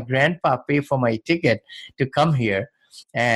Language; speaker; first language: English; non-native, local second language; Hindi